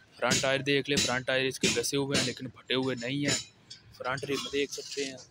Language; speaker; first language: Urdu; non-native, local second language; Punjabi